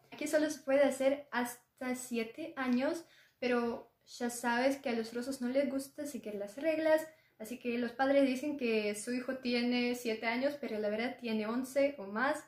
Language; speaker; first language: Spanish; non-native, learner; Russian